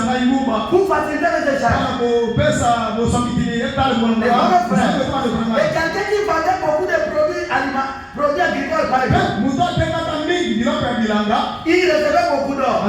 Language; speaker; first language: French; non-native, local second language; Lingala